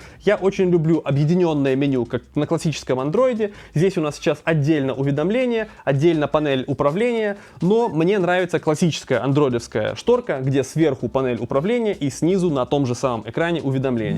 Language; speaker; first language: Russian; native; Russian